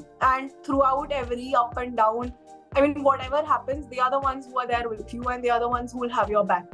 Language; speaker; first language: English; non-native, local second language; Hindi